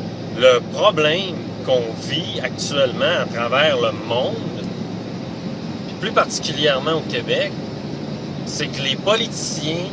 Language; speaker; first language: French; native; French